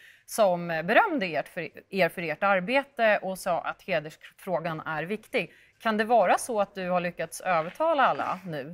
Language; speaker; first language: Swedish; native; Swedish